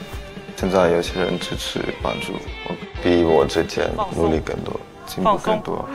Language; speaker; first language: Chinese; non-native, learner; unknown